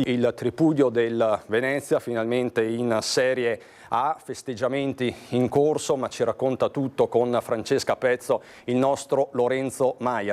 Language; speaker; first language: Italian; native; Italian